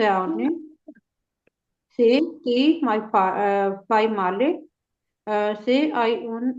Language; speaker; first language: Italian; non-native, learner; Punjabi